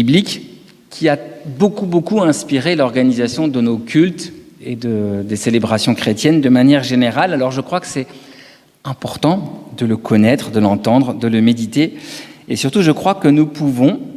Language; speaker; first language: French; native; French